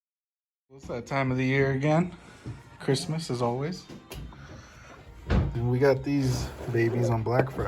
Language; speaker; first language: English; native; English